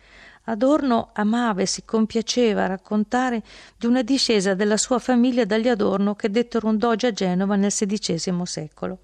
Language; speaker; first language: Italian; native; Italian